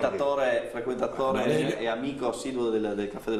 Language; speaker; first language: Italian; native; Italian